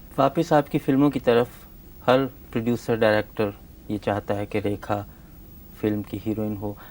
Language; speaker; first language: Hindi; native; Hindi